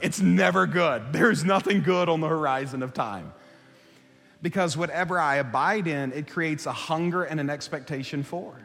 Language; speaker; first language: English; native; English